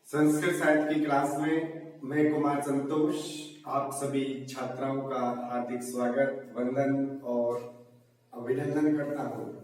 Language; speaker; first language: Hindi; native; Hindi